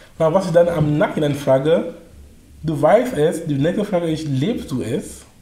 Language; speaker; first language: German; non-native, fluent; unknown